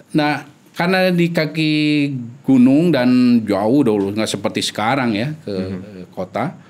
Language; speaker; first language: Indonesian; non-native, local second language; Sundanese